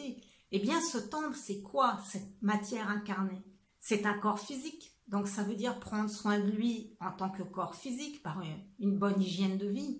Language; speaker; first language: French; native; French